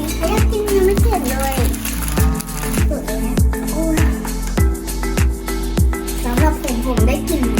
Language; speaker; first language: Thai; native; Thai